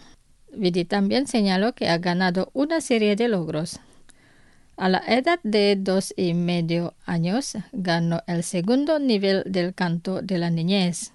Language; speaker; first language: Spanish; non-native, fluent; Indonesian